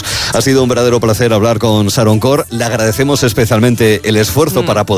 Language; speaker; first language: Spanish; native; Spanish